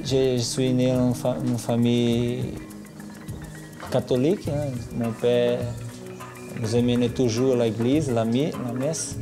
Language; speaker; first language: French; non-native, learner; Portuguese